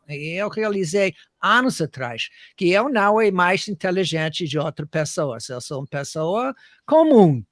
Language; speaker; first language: Portuguese; non-native, fluent; English